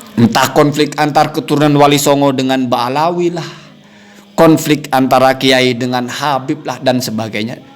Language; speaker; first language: Indonesian; non-native, local second language; Madurese